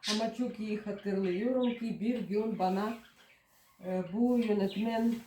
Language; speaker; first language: Turkish; non-native, learner; Russian